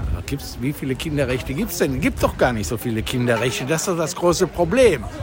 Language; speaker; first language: German; native; German